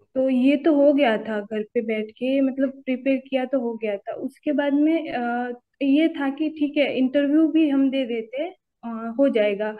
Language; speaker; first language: Hindi; native; Hindi